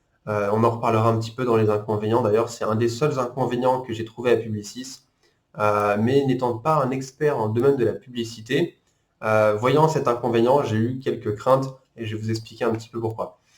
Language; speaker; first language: French; native; French